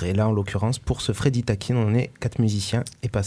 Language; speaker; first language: French; native; French